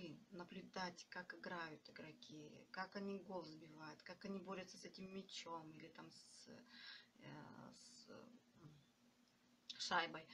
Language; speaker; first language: Russian; native; Russian